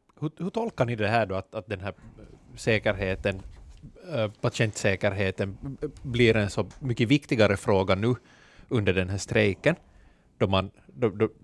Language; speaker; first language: Swedish; native; Swedish